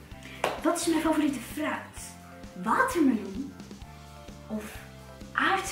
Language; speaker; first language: Dutch; native; Dutch